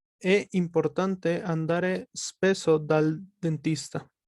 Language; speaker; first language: Italian; non-native, learner; Spanish